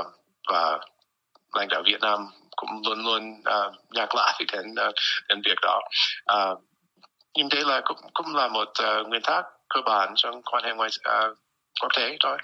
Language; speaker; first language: Vietnamese; non-native, fluent; English